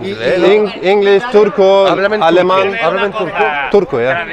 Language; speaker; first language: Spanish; non-native, learner; Turkish